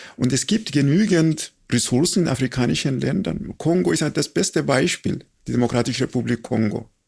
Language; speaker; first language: German; non-native, fluent; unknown